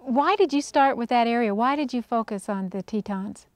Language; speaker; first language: English; native; English